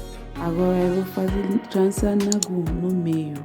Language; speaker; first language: Portuguese; non-native, learner; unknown